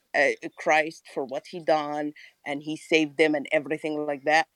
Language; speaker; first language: English; non-native, fluent; Arabic